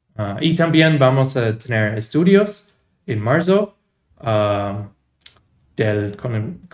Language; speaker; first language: Spanish; non-native, fluent; English